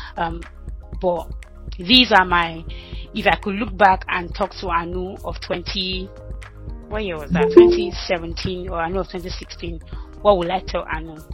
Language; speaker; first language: English; non-native, local second language; Yoruba